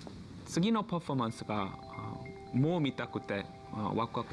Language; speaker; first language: Japanese; non-native, learner; Korean